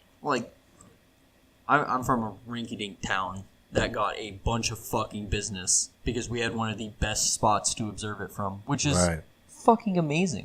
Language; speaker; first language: English; native; English